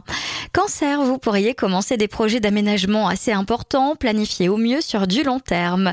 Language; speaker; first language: French; native; French